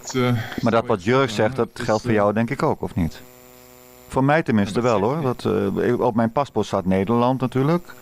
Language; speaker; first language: Dutch; native; Dutch